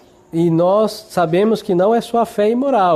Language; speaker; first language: Portuguese; native; Portuguese